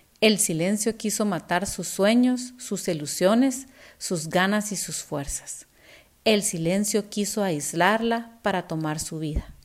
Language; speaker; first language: Spanish; native; Spanish